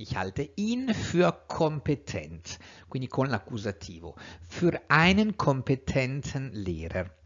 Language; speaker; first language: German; non-native, fluent; Italian